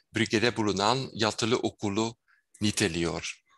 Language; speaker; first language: Turkish; non-native, fluent; Dutch